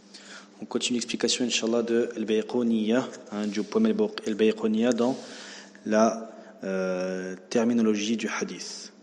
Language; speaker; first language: French; native; French